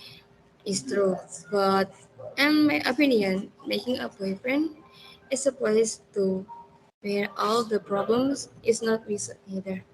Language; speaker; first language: English; non-native, learner; Indonesian